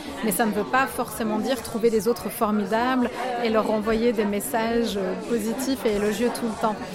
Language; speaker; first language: French; native; French